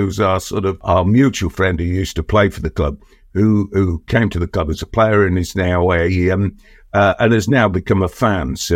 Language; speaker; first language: English; native; English